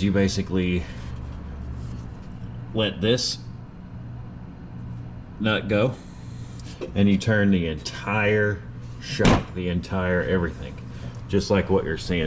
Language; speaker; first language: English; native; English